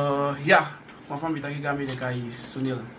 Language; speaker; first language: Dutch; non-native, local second language; Sranan Tongo